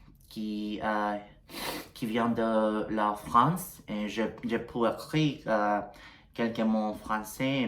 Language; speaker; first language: French; non-native, learner; Spanish